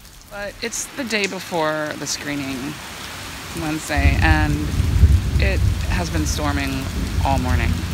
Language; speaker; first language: English; native; English